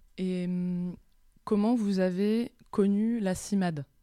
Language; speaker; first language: French; native; French